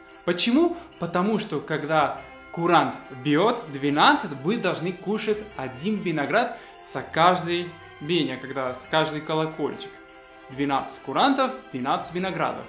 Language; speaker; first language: Russian; non-native, fluent; Spanish